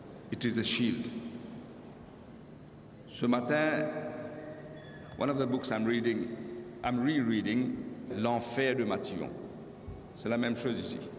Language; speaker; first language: French; non-native, local second language; Morisyen